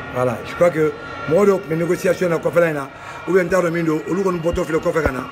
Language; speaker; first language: French; non-native, local second language; Bambara